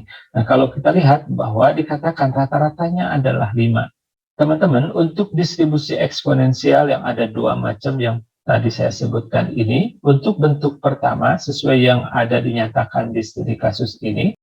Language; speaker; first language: Indonesian; native; Indonesian